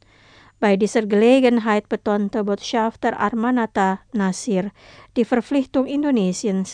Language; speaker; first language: German; non-native, fluent; Indonesian